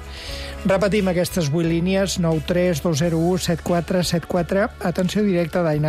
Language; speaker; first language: Catalan; native; Catalan